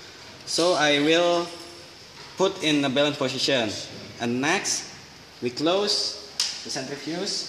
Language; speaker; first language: English; non-native, learner; Indonesian